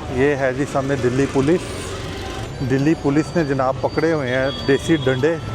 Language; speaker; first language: Urdu; native; Urdu